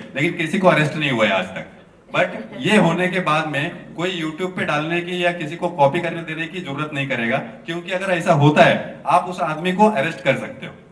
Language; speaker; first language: Hindi; non-native, local second language; Marathi